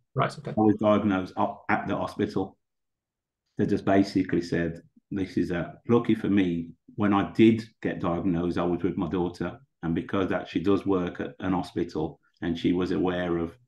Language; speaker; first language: English; native; English